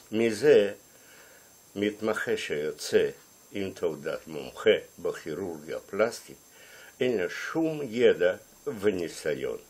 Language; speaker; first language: Hebrew; non-native, fluent; Russian